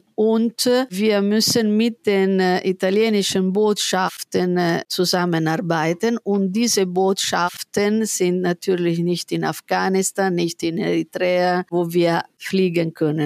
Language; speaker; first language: German; non-native, fluent; Italian